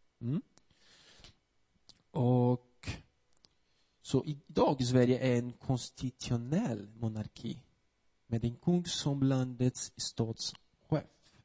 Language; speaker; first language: Swedish; non-native, fluent; Portuguese